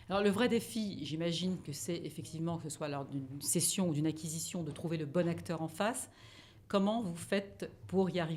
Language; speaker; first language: French; native; French